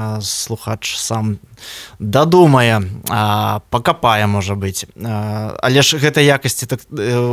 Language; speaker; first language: Belarusian; non-native, local second language; Russian